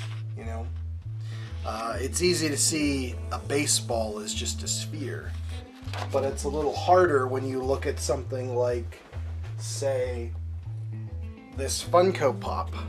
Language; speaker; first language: English; native; English